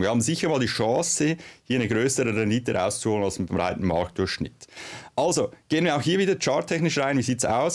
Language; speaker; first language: German; native; German